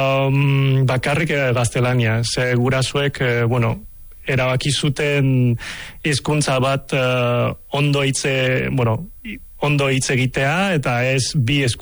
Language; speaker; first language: Basque; non-native, local second language; Cantonese